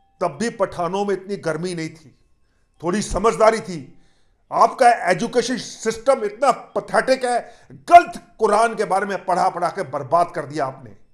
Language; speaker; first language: Hindi; native; Hindi